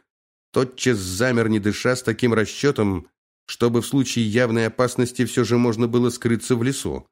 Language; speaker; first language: Russian; native; Russian